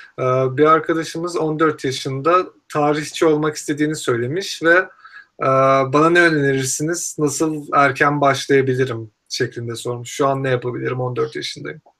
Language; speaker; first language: Turkish; native; Turkish